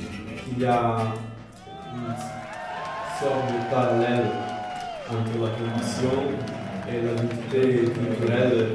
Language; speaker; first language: French; non-native, fluent; Italian